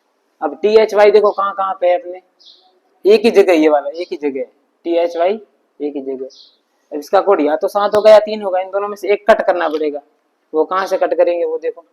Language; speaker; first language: Hindi; native; Hindi